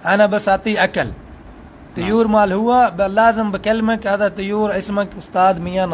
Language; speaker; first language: Arabic; non-native, learner; Urdu